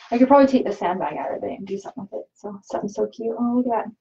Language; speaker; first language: English; native; English